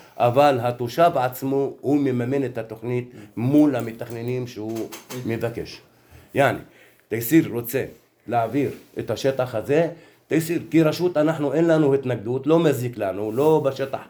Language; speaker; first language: Hebrew; non-native, local second language; Arabic